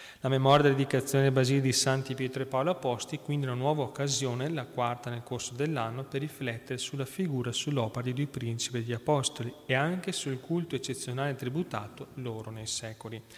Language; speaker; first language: Italian; native; Italian